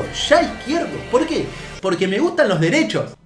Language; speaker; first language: Spanish; native; Spanish